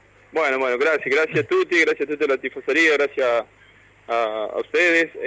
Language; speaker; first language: Italian; non-native, learner; Spanish